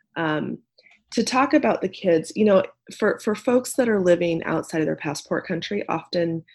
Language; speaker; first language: English; native; English